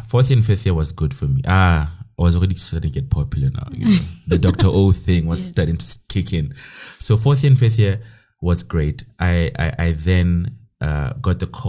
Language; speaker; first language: English; non-native, local second language; Southern Sotho